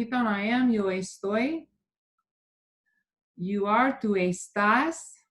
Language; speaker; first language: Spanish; non-native, fluent; English